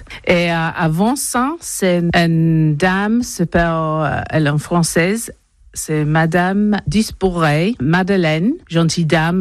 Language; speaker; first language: French; non-native, learner; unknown